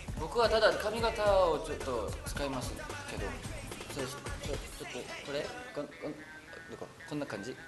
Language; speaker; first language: Japanese; non-native, learner; Korean